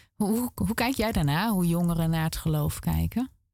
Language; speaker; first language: Dutch; native; Dutch